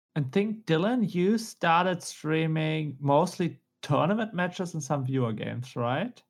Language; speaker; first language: English; non-native, fluent; German